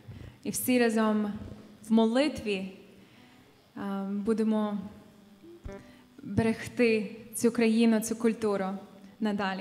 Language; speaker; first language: Ukrainian; non-native, fluent; English